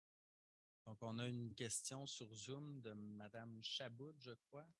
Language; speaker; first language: French; native; French